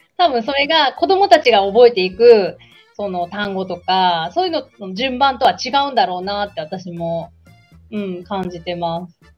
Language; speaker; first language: Japanese; native; Japanese